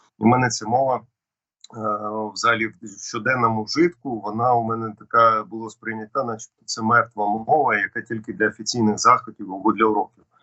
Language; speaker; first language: Ukrainian; non-native, local second language; Russian